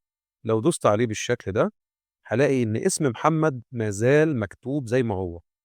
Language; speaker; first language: Arabic; native; Arabic